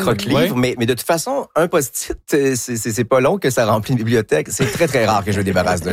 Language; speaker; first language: French; native; French